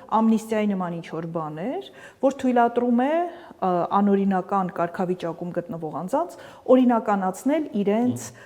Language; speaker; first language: Armenian; native; Armenian